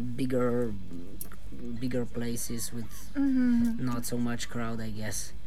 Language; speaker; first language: English; non-native, fluent; Slovenian